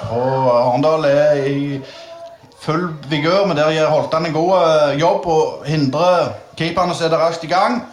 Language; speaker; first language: Norwegian; native; Norwegian